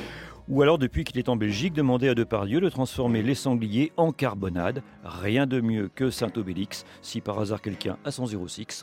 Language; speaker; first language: French; native; French